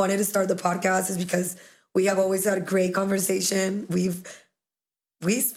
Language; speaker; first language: English; non-native, fluent; Spanish